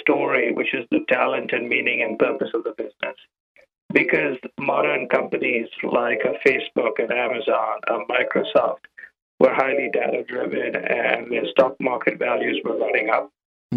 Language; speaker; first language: English; non-native, local second language; Gujarati